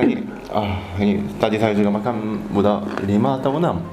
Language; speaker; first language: Indonesian; non-native, learner; Korean